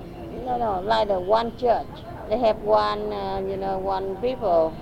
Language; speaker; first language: English; non-native, learner; Vietnamese